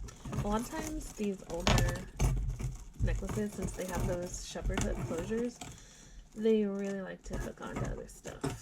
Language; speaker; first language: English; native; English